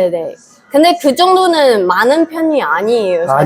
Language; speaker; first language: Korean; non-native, fluent; Chinese